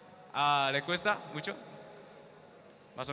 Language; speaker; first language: Spanish; non-native, learner; Korean